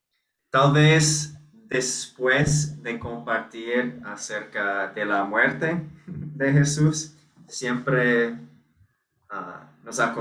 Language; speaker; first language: Spanish; non-native, fluent; English